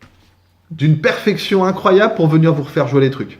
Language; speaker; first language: French; native; French